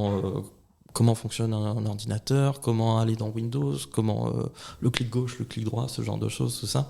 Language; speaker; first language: French; native; French